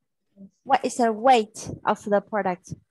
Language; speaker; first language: English; non-native, fluent; French